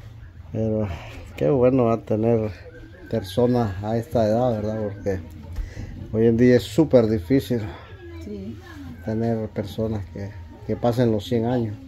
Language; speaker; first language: Spanish; native; Spanish